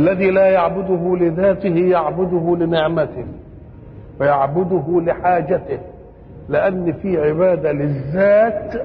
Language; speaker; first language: Arabic; native; Arabic